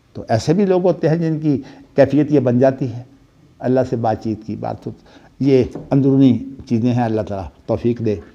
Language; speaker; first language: Urdu; non-native, local second language; Punjabi